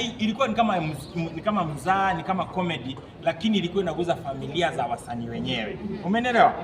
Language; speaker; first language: Swahili; native; Swahili